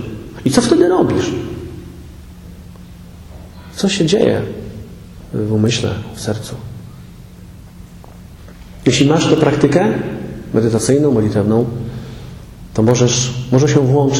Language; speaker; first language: Polish; native; Polish